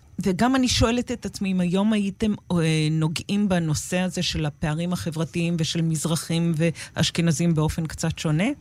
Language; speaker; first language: Hebrew; native; Hebrew